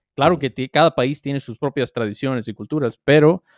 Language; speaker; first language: Spanish; native; Spanish